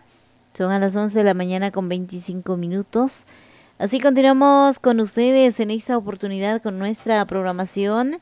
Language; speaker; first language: Spanish; native; Spanish